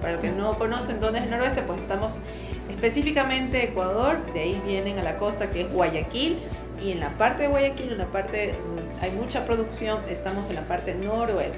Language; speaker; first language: Spanish; native; Spanish